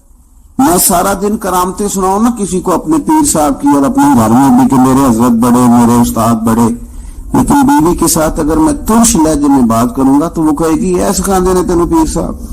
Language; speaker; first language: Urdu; non-native, local second language; Punjabi